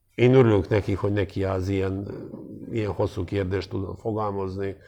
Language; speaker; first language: Hungarian; non-native, fluent; Serbian